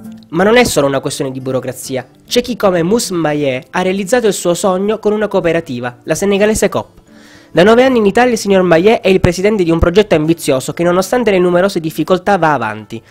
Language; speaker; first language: Italian; native; Italian